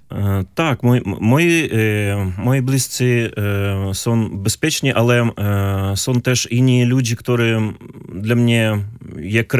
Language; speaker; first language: Polish; non-native, learner; Ukrainian